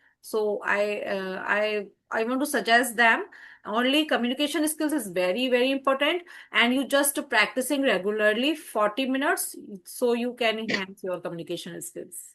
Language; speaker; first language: English; non-native, fluent; Hindi